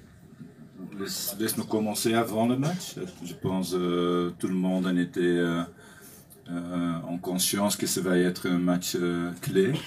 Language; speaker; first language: French; non-native, learner; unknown